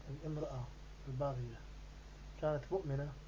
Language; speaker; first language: Arabic; non-native, learner; Turkish